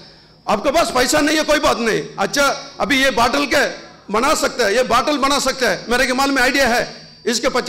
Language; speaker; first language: Hindi; non-native, local second language; Urdu